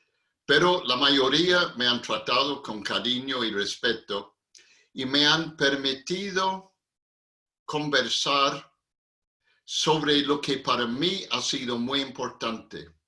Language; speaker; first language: Spanish; non-native, fluent; English